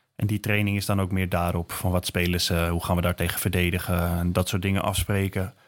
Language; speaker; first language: Dutch; native; Dutch